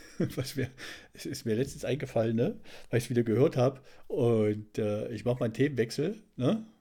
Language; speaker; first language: German; native; German